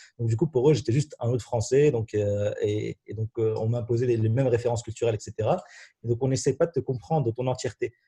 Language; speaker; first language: French; non-native, local second language; Arabic